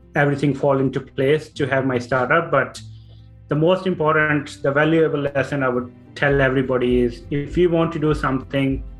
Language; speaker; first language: English; non-native, local second language; Punjabi